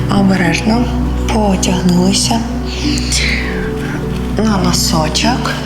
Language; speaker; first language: Ukrainian; native; Ukrainian